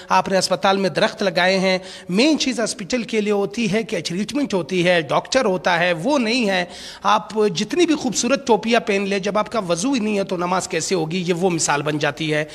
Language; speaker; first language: Urdu; non-native, local second language; Pashto